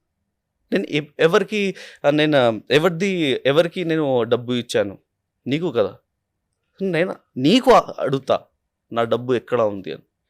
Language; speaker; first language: Telugu; non-native, local second language; Urdu